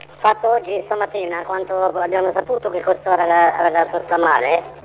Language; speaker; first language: Italian; non-native, learner; Bangla